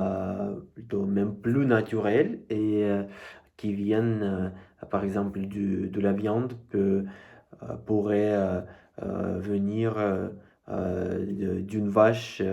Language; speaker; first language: French; non-native, fluent; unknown